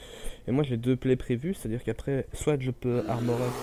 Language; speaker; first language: French; native; French